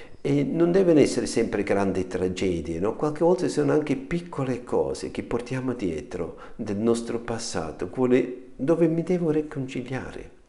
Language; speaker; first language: Italian; non-native, fluent; German